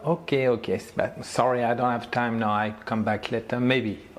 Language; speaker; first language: English; non-native, learner; French